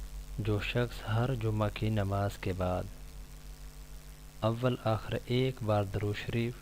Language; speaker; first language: Urdu; native; Urdu